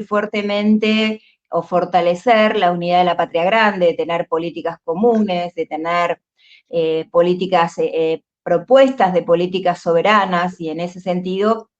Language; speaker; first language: Spanish; native; Spanish